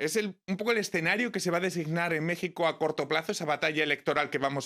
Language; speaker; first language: Spanish; native; Spanish